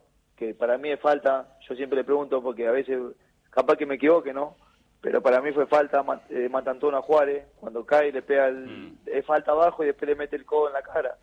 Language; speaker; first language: Spanish; native; Spanish